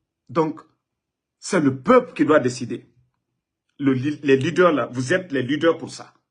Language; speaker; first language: French; non-native, local second language; Mandingo